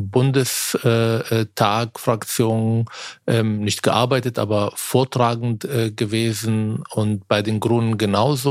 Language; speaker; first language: German; non-native, fluent; Arabic